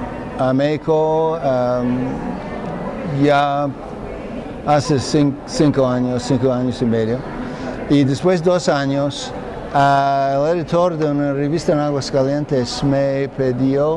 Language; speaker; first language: Spanish; non-native, fluent; English